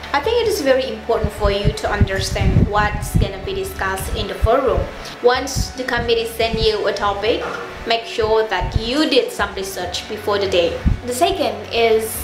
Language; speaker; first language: English; non-native, fluent; Indonesian